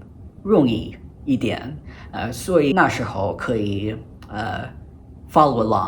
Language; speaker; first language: Chinese; non-native, fluent; English